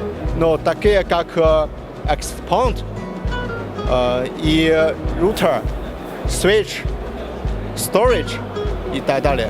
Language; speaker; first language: Russian; non-native, learner; Chinese